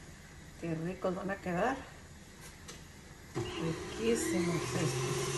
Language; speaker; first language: Spanish; native; Spanish